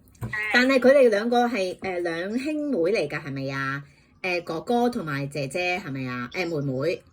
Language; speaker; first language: Cantonese; native; Cantonese